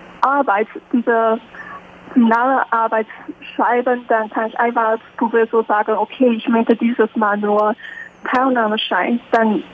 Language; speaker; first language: German; non-native, learner; Chinese